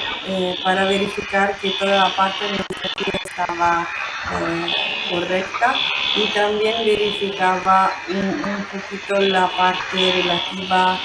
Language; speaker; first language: Spanish; non-native, learner; Italian